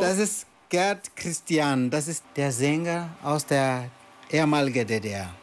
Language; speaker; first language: German; non-native, fluent; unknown